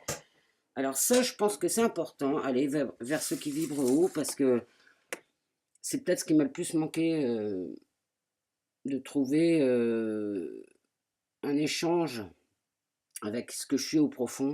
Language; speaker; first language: French; native; French